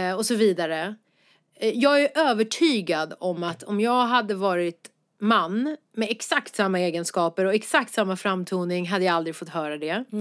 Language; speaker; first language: Swedish; early bilingual, other home language; Persian